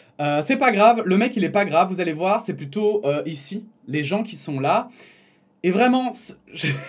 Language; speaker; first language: French; native; French